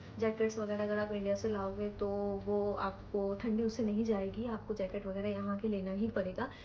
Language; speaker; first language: Hindi; native; Hindi